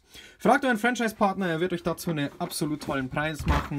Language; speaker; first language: German; native; German